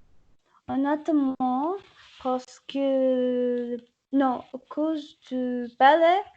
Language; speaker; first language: French; non-native, learner; English